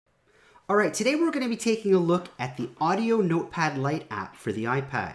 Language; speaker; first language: English; native; English